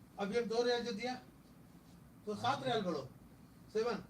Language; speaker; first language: Hindi; non-native, learner; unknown